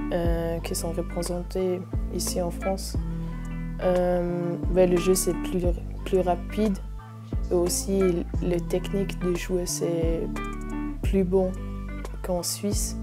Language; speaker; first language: French; non-native, learner; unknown